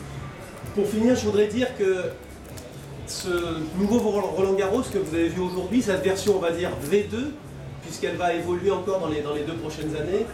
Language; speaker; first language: French; native; French